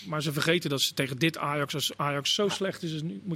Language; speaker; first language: Dutch; native; Dutch